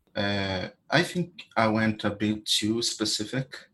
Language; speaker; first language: English; non-native, fluent; Portuguese